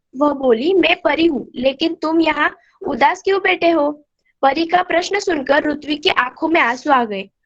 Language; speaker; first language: Hindi; non-native, local second language; Marathi